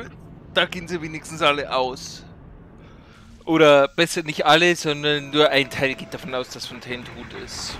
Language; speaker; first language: German; native; German